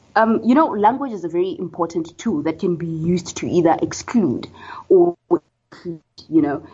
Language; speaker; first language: English; non-native, local second language; Tswana